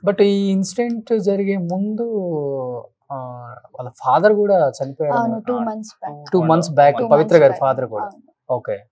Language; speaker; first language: Telugu; native; Telugu